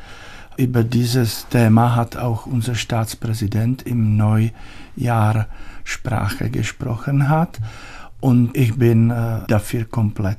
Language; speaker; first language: German; non-native, learner; Czech